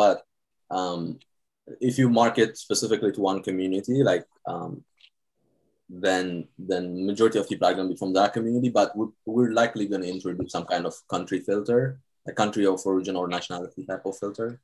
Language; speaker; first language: English; non-native, fluent; Tigrinya